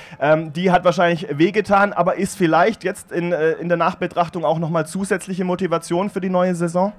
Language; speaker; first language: German; native; German